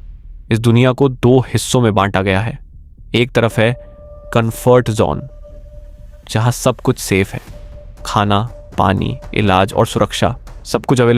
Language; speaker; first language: Hindi; native; Hindi